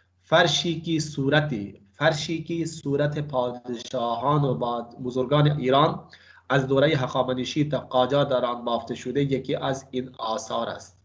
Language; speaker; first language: Persian; non-native, fluent; Urdu